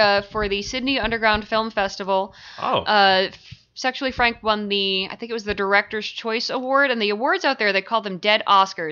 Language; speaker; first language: English; native; English